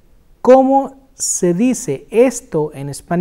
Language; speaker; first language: Spanish; non-native, fluent; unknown